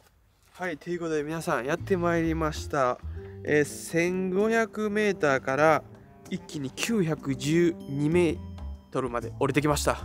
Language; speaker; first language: Japanese; native; Japanese